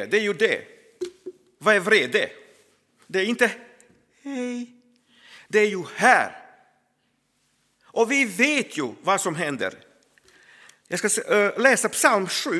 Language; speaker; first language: Swedish; non-native, fluent; Croatian